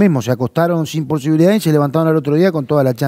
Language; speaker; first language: Spanish; native; Spanish